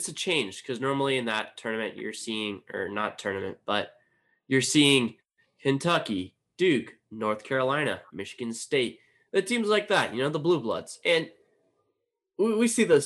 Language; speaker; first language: English; native; English